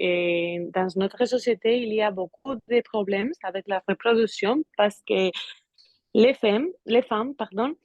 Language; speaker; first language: French; non-native, learner; Spanish